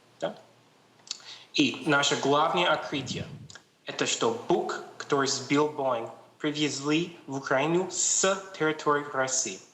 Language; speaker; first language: Russian; non-native, learner; English